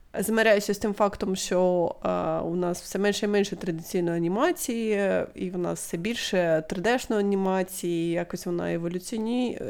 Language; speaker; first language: Ukrainian; non-native, local second language; Russian